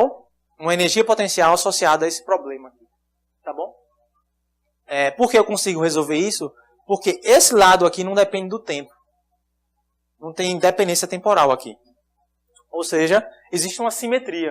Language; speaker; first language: Portuguese; native; Portuguese